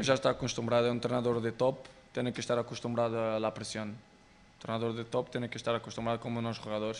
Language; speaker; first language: Spanish; non-native, fluent; Portuguese